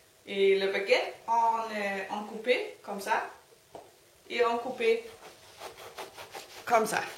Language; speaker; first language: French; non-native, learner; Danish